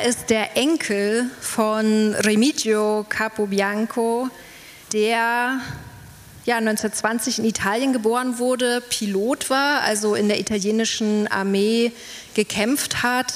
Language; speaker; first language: German; native; German